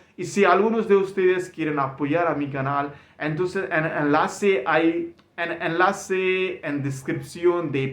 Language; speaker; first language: Spanish; non-native, learner; Hindi